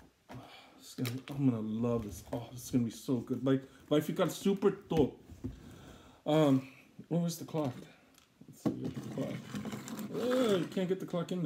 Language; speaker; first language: English; native; English